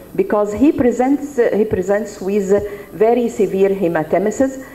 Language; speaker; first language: English; non-native, fluent; Arabic